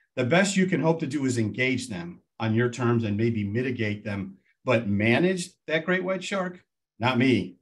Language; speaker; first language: English; native; English